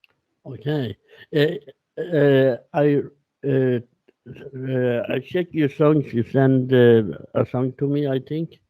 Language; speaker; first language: English; non-native, learner; Swedish